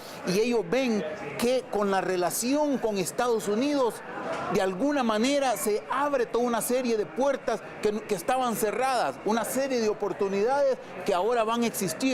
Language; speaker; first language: Spanish; native; Spanish